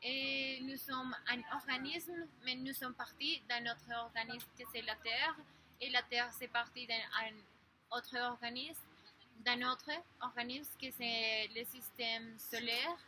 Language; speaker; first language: French; non-native, learner; Spanish